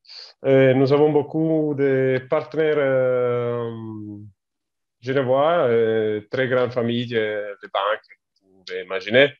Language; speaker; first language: French; non-native, learner; Italian